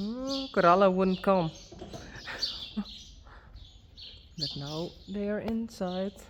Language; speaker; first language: English; non-native, learner; Western Frisian